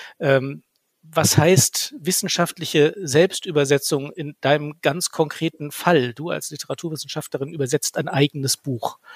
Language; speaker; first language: German; native; German